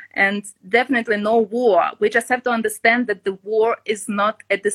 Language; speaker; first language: English; non-native, fluent; Ukrainian